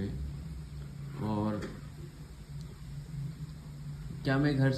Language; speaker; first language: Hindi; native; Hindi